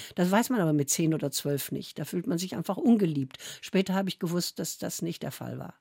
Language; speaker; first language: German; native; German